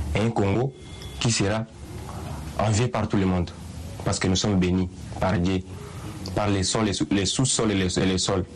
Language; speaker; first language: French; non-native, local second language; Swahili